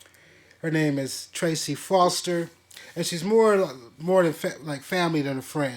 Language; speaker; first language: English; native; English